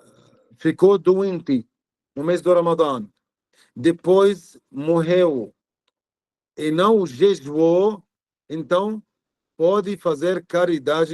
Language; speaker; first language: Portuguese; non-native, fluent; Arabic